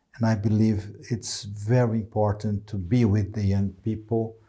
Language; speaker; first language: English; non-native, fluent; Portuguese